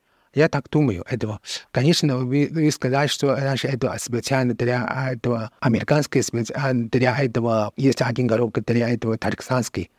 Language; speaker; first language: Russian; non-native, learner; Chinese